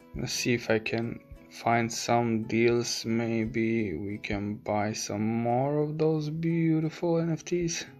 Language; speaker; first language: English; non-native, fluent; Romanian